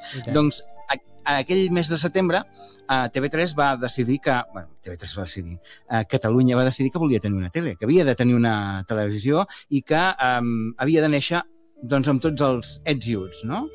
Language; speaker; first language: Catalan; native; Catalan